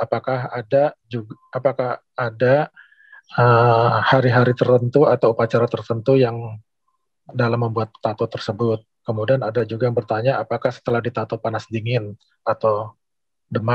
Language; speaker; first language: Indonesian; native; Indonesian